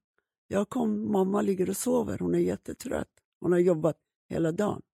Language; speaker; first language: Swedish; non-native, fluent; Persian